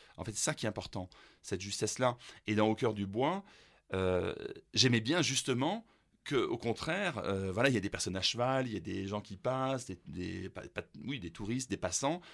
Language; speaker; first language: French; early bilingual, other home language; German